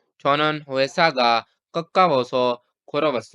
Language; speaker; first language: Korean; non-native, fluent; Urdu